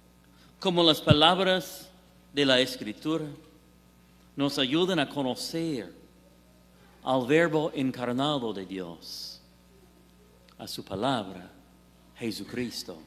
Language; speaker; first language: Spanish; non-native, fluent; English